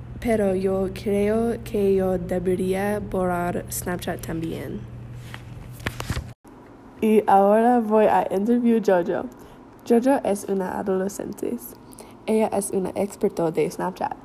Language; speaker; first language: Spanish; non-native, learner; English